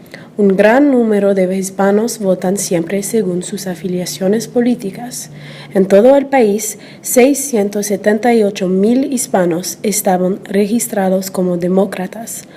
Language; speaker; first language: Spanish; non-native, learner; English